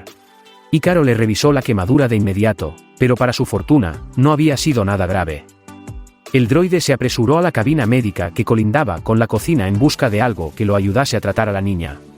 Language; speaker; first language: Spanish; native; Spanish